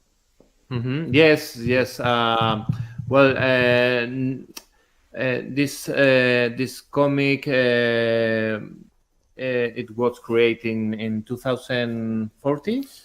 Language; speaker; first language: English; non-native, learner; Spanish